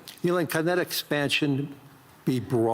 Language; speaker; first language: English; native; English